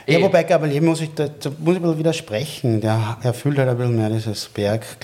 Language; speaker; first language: German; native; German